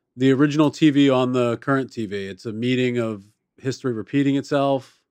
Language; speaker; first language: English; native; English